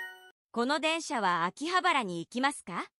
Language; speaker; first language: Japanese; non-native, learner; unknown